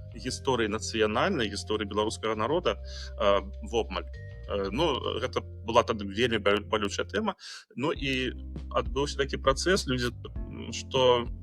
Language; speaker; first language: Belarusian; non-native, local second language; Russian